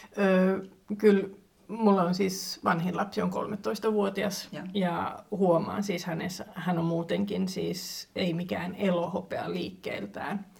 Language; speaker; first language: Finnish; non-native, local second language; Swedish